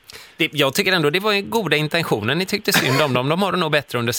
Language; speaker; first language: Swedish; native; Swedish